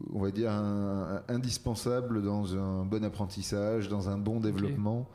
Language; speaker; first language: French; native; French